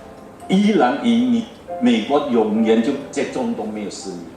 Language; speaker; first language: Chinese; early bilingual, heritage; Chinese